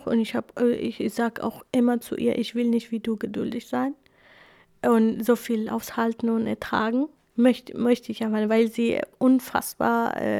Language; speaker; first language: German; early bilingual, other home language; Kurdish